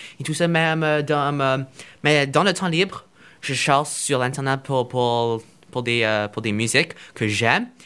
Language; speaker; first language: French; non-native, fluent; Chinese